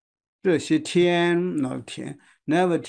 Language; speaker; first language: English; non-native, learner; Chinese